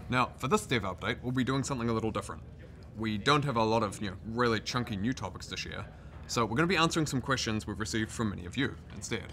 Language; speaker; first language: English; native; English